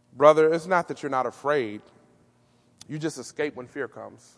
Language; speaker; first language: English; native; English